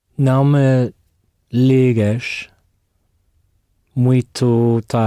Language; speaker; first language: Portuguese; non-native, learner; English